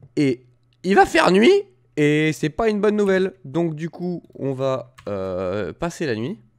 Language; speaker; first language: French; native; French